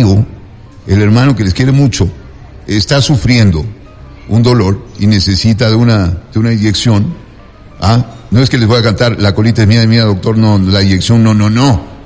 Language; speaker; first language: Spanish; native; Spanish